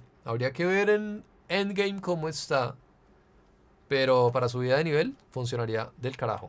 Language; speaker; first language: Spanish; native; Spanish